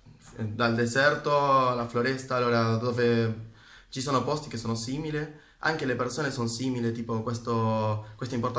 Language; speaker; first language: Italian; non-native, fluent; Spanish